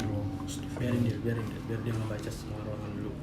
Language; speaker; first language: Indonesian; native; Indonesian